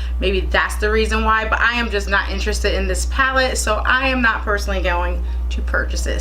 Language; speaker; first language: English; native; English